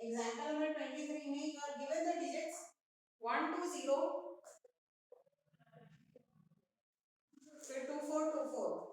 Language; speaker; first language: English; non-native, local second language; Hindi